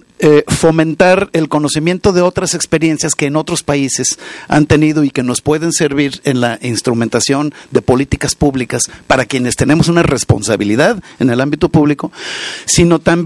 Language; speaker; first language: Spanish; native; Spanish